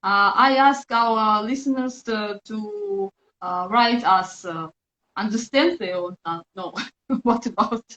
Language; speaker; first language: English; non-native, learner; Russian